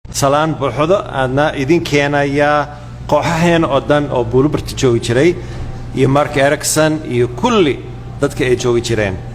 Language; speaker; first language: Somali; non-native, fluent; English